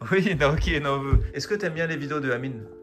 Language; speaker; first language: French; native; French